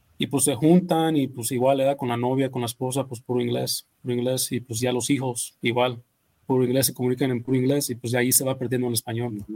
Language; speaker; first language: Spanish; early bilingual, heritage; Spanish